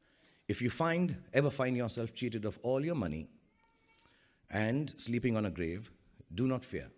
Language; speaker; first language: English; non-native, local second language; Hindi